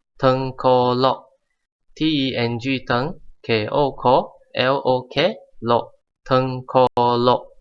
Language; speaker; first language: Malay; non-native, local second language; Chinese